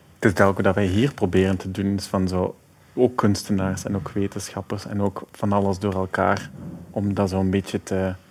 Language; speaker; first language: Dutch; native; Dutch